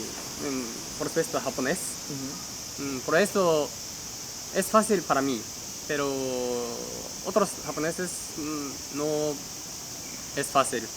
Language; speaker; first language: Spanish; non-native, learner; Japanese